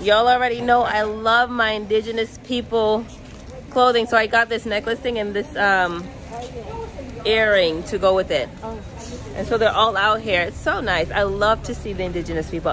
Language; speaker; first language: English; early bilingual, other home language; Spanish